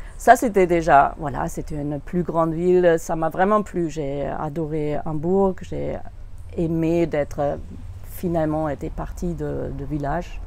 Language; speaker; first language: French; non-native, fluent; German